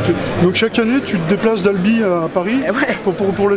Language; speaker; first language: French; native; French